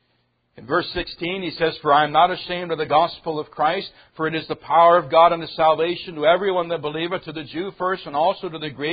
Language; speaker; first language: English; native; English